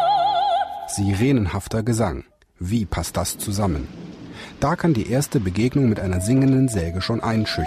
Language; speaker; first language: German; native; German